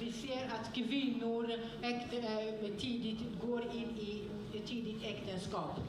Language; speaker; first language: Swedish; non-native, fluent; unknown